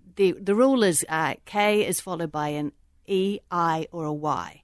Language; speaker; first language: English; native; English